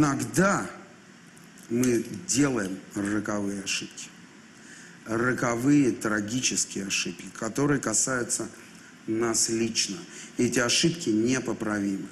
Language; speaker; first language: Russian; native; Russian